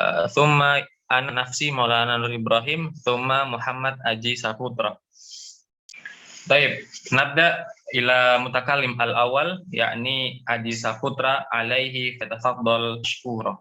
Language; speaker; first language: Arabic; non-native, learner; Indonesian